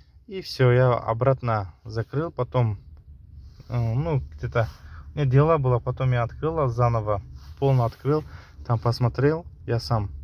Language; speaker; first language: Russian; non-native, local second language; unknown